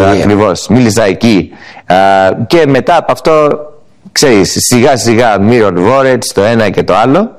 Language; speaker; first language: Greek; early bilingual, heritage; English